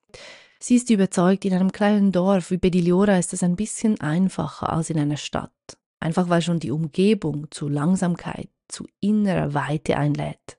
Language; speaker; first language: German; native; German